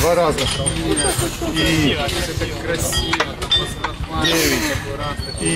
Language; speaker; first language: Russian; native; Russian